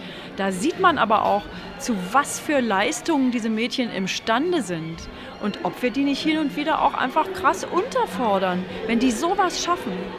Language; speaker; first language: German; native; German